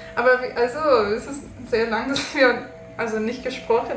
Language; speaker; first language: German; non-native, learner; English